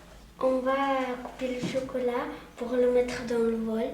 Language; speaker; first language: French; non-native, learner; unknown